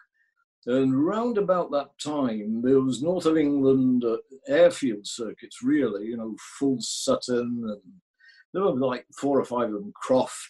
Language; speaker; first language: English; native; English